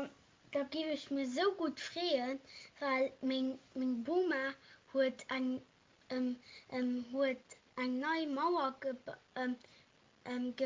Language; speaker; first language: German; non-native, local second language; Luxembourgish